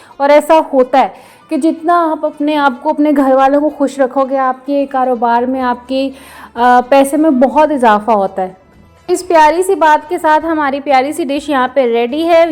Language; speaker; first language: Hindi; non-native, local second language; Punjabi